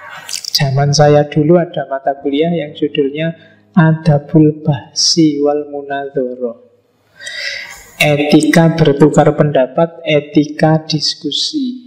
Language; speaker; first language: Indonesian; native; Indonesian